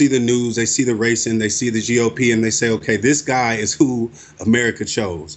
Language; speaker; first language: English; native; English